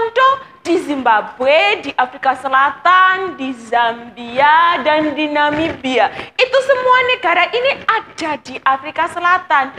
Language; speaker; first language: Indonesian; non-native, fluent; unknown